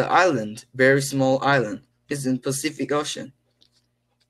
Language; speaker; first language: English; non-native, learner; Korean